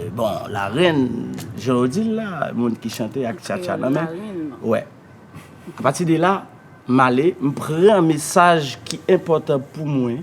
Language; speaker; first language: French; non-native, learner; Haitian Creole